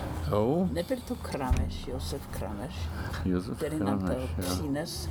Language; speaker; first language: Czech; non-native, fluent; Icelandic